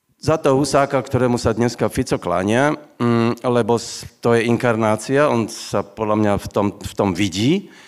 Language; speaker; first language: Slovak; native; Slovak